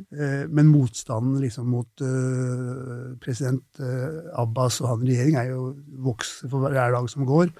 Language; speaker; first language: Norwegian; native; Norwegian